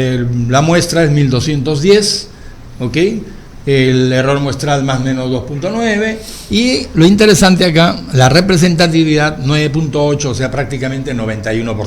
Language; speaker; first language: Spanish; native; Spanish